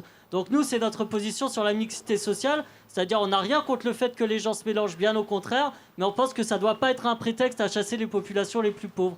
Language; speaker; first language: French; native; French